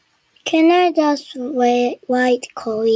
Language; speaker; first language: English; non-native, learner; Korean